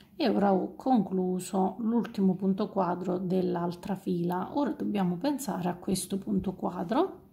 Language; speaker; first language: Italian; native; Italian